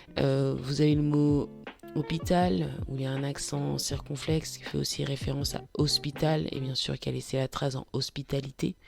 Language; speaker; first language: French; native; French